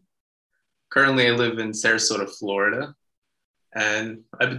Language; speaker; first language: English; early bilingual, other home language; Hebrew